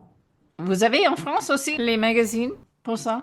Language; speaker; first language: French; non-native, fluent; English